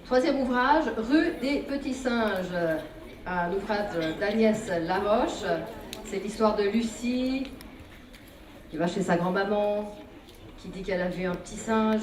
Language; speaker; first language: French; native; French